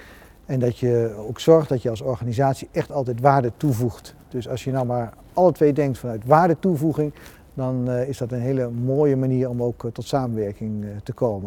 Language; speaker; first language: Dutch; native; Dutch